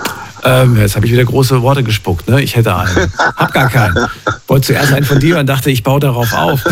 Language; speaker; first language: German; native; German